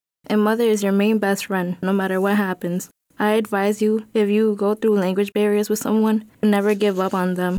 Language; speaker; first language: English; early bilingual, other home language; Spanish